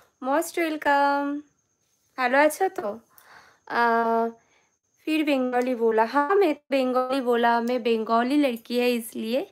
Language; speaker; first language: Hindi; non-native, local second language; Bangla